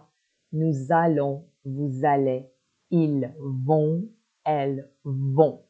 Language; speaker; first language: French; non-native, fluent; Persian